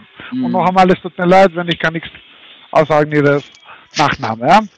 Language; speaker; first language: German; non-native, learner; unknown